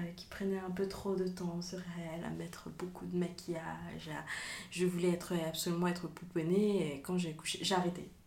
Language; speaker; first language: French; native; French